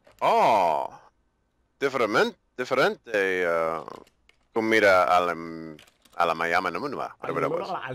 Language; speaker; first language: Spanish; non-native, learner; English